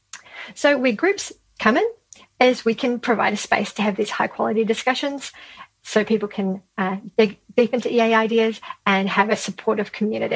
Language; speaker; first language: English; native; English